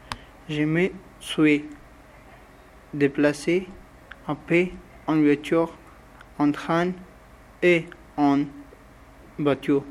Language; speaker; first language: French; non-native, learner; Pashto